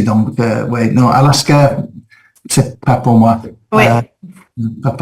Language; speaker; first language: French; non-native, fluent; English